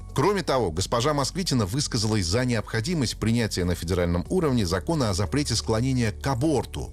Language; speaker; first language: Russian; native; Russian